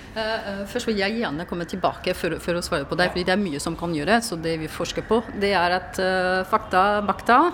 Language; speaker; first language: Norwegian; non-native, fluent; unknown